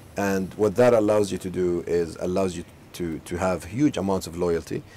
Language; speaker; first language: English; non-native, fluent; Arabic